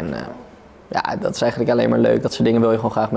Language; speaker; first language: Dutch; native; Dutch